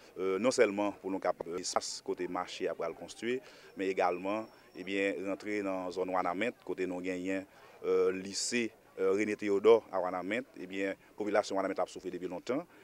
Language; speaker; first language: Haitian Creole; native; Haitian Creole